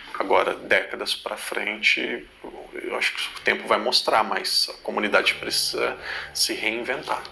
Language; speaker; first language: Portuguese; native; Portuguese